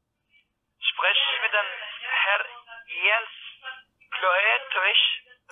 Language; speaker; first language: German; non-native, learner; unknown